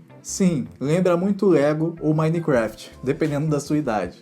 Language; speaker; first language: Portuguese; native; Portuguese